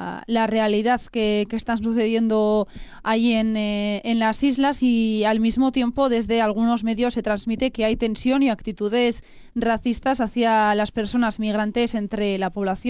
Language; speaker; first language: Spanish; native; Spanish